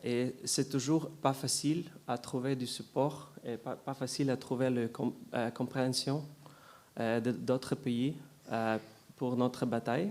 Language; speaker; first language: French; non-native, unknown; Ukrainian